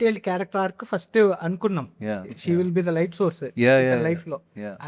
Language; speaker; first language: Telugu; native; Telugu